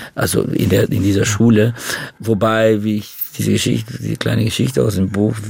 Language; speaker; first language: German; non-native, fluent; Bulgarian